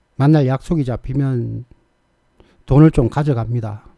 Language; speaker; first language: Korean; native; Korean